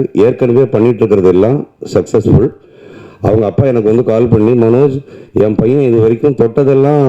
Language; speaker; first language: Tamil; native; Tamil